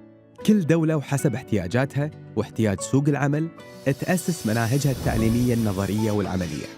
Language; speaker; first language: Arabic; native; Arabic